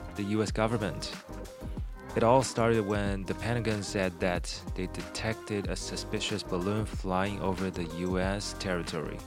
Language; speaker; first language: English; non-native, fluent; Chinese